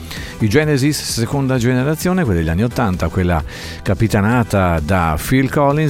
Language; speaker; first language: Italian; native; Italian